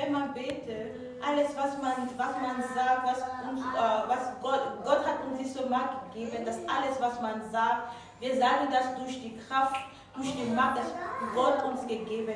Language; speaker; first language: German; non-native, fluent; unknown